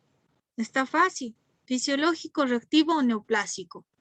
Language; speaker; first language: Spanish; native; Spanish